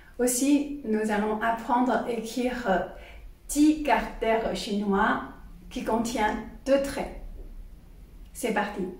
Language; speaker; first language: French; non-native, fluent; Chinese